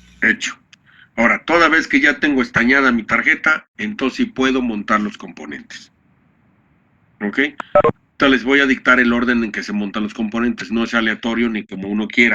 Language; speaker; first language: Spanish; native; Spanish